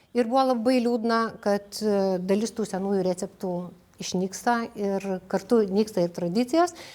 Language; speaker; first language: Lithuanian; native; Lithuanian